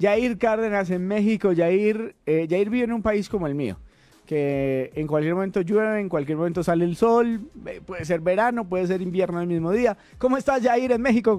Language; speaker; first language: Spanish; native; Spanish